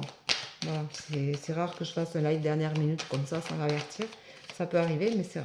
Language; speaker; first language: French; native; French